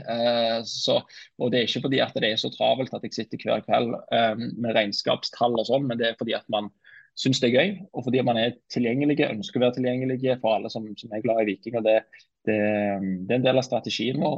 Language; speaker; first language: Norwegian; native; Norwegian